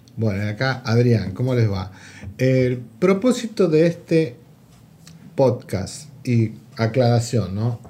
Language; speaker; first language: Spanish; native; Spanish